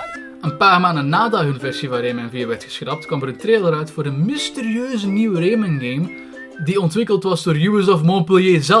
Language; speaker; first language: Dutch; native; Dutch